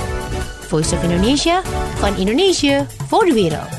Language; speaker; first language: Dutch; non-native, fluent; Indonesian